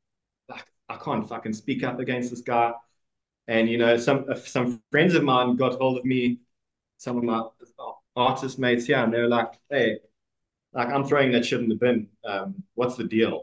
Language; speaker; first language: English; native; English